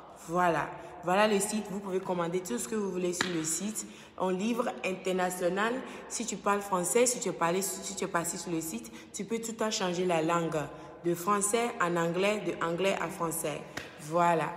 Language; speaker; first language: French; non-native, fluent; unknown